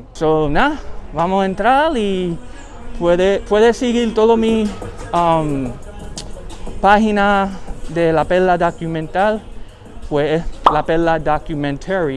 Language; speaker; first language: Spanish; early bilingual, heritage; English